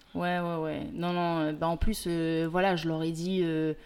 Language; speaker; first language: French; native; French